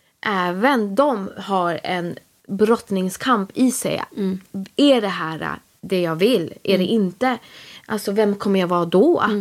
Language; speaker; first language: Swedish; early bilingual, other home language; Spanish